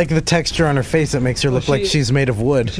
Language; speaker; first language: English; native; English